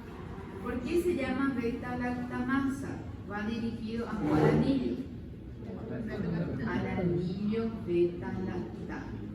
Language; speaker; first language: Spanish; native; Spanish